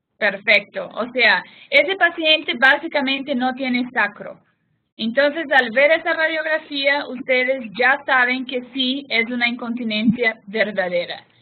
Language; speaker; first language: Spanish; non-native, fluent; Portuguese